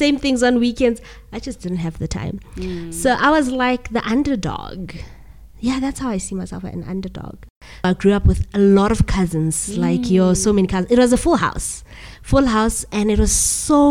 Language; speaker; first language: English; non-native, local second language; Southern Sotho